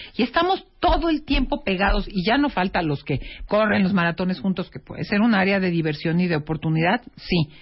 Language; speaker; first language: Spanish; native; Spanish